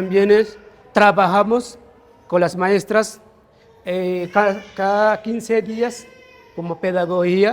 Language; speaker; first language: Spanish; non-native, local second language; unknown